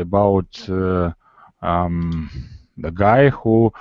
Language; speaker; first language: English; non-native, learner; Russian